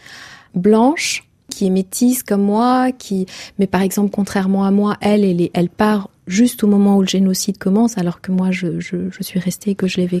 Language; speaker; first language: French; non-native, local second language; Kinyarwanda